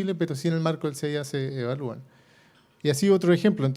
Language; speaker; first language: Spanish; native; Spanish